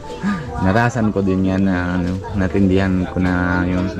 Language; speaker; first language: Filipino; non-native, learner; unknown